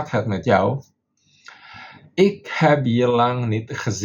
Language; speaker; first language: Dutch; non-native, fluent; Indonesian